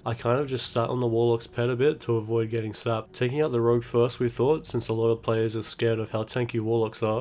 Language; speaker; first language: English; native; English